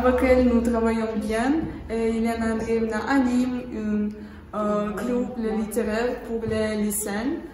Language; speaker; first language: French; non-native, learner; Russian